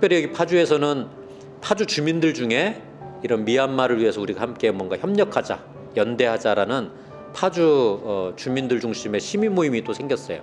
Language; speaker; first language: Korean; native; Korean